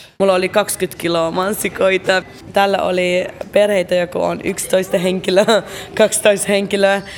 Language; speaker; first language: Finnish; early bilingual, other home language; Arabic